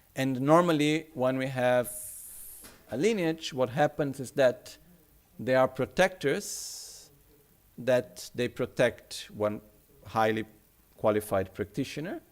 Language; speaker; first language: English; non-native, fluent; Italian